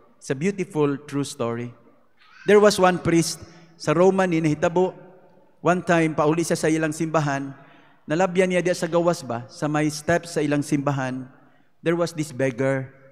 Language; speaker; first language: English; non-native, local second language; Cebuano